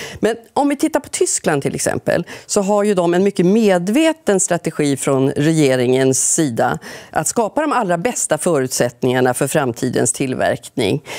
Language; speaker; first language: Swedish; native; Swedish